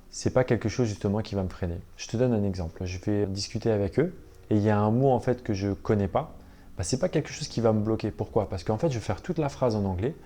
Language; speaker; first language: French; native; French